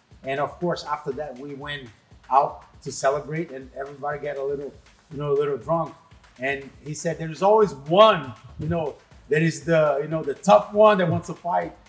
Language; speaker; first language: English; non-native, fluent; Portuguese